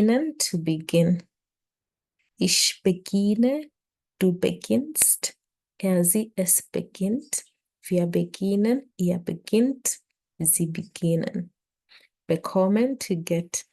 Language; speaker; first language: German; non-native, learner; English